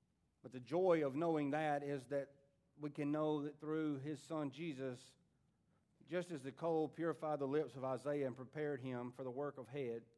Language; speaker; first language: English; native; English